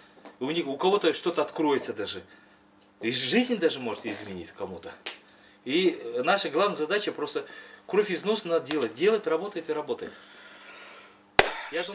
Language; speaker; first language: Russian; non-native, local second language; Kyrgyz